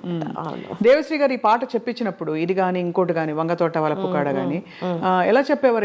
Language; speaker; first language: Telugu; native; Telugu